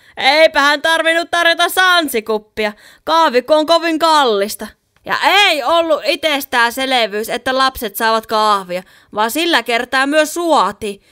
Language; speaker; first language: Finnish; native; Finnish